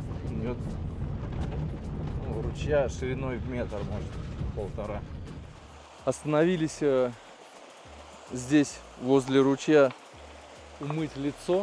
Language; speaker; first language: Russian; native; Russian